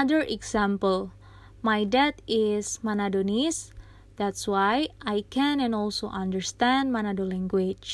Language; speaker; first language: English; non-native, fluent; Indonesian